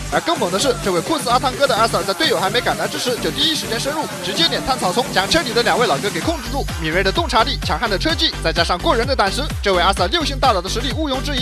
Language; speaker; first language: Chinese; native; Chinese